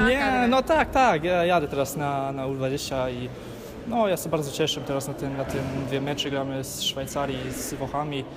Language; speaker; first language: Polish; early bilingual, heritage; German